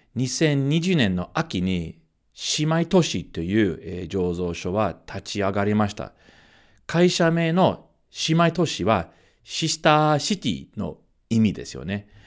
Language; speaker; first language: Japanese; non-native, fluent; English